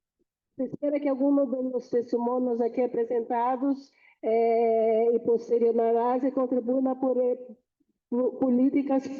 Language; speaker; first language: Portuguese; non-native, fluent; Spanish